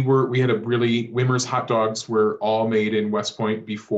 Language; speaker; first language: English; native; English